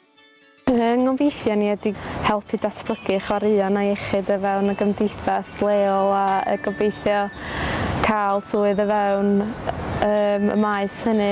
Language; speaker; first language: Welsh; native; Welsh